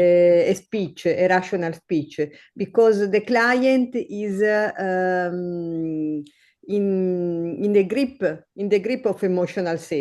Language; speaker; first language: English; non-native, learner; Italian